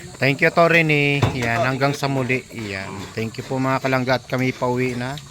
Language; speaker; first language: Filipino; non-native, local second language; Hiligaynon